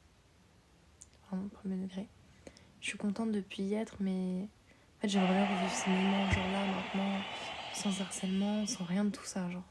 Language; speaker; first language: French; native; French